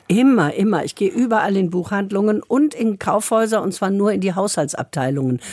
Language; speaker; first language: German; native; German